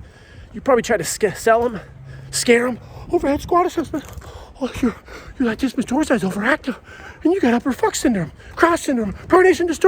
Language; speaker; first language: English; native; English